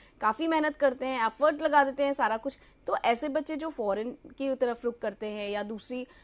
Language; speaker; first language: Hindi; native; Hindi